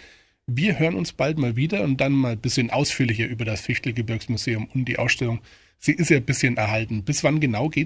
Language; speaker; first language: German; native; German